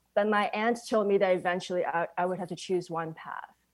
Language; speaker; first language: English; non-native, local second language; Cantonese